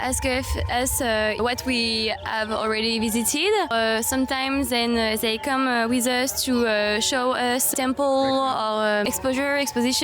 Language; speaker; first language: English; non-native, learner; French